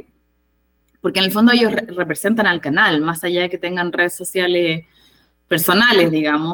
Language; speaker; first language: Spanish; native; Spanish